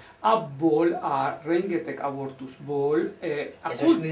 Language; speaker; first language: Hungarian; non-native, fluent; Spanish